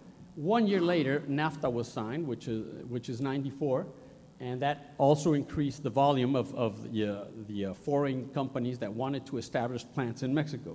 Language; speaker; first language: English; non-native, fluent; Spanish